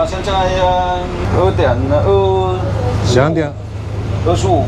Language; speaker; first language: Chinese; non-native, learner; Vietnamese